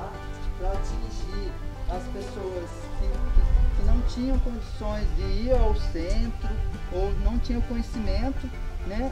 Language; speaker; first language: Portuguese; native; Portuguese